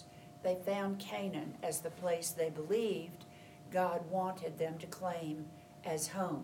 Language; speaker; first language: English; native; English